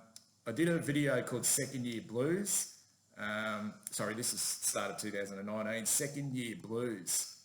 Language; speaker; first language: English; native; English